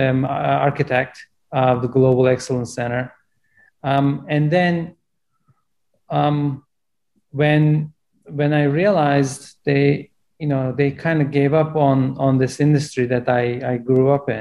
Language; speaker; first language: English; non-native, fluent; Turkish